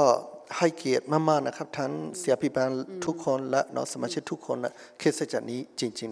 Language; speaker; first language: Thai; non-native, fluent; Burmese